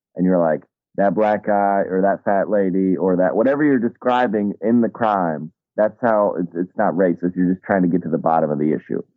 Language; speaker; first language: English; native; English